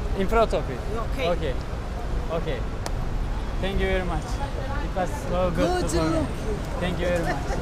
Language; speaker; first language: English; non-native, learner; Turkish